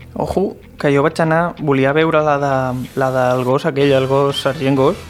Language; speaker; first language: Catalan; non-native, local second language; Spanish